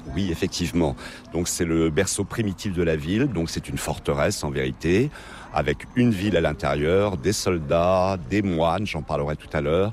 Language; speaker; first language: French; native; French